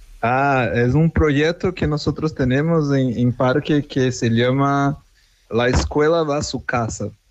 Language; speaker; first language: Spanish; non-native, fluent; Portuguese